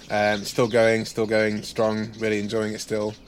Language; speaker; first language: English; native; English